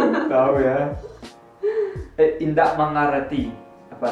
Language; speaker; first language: Indonesian; early bilingual, heritage; Indonesian